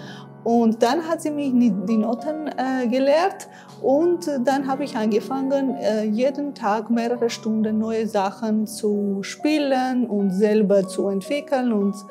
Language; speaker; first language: German; non-native, fluent; Armenian